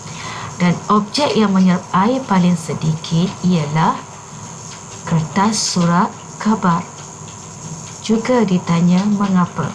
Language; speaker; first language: Malay; native; Malay